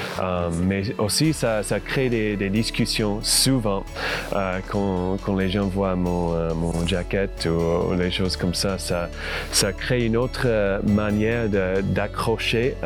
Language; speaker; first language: French; non-native, fluent; English